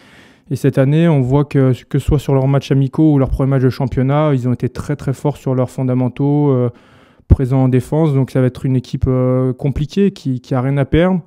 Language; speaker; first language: French; native; French